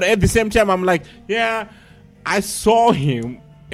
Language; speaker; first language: English; native; English